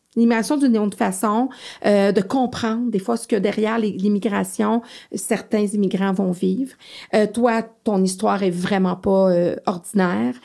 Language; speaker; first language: French; native; French